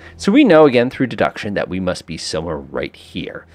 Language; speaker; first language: English; native; English